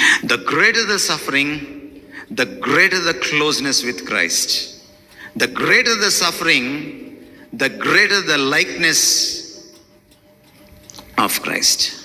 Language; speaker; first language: English; non-native, local second language; Telugu